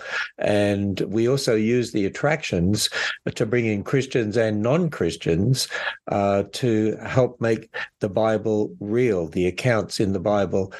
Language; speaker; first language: English; native; English